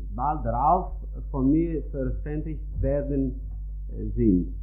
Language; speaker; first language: German; non-native, fluent; Italian